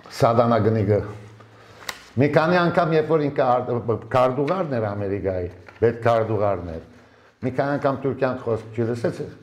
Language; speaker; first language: Armenian; early bilingual, heritage; Armenian